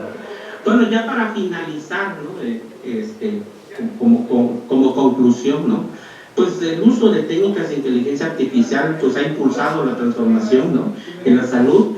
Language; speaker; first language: Spanish; native; Spanish